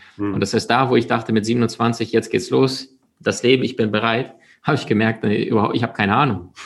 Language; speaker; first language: German; early bilingual, other home language; Russian